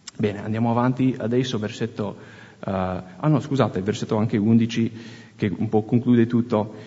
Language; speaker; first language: Italian; non-native, fluent; English